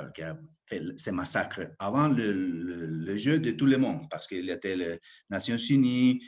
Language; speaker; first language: French; non-native, fluent; Spanish